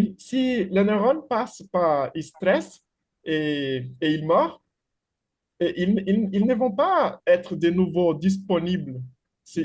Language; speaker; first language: French; non-native, fluent; Portuguese